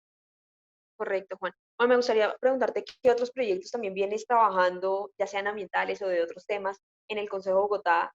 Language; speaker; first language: Spanish; native; Spanish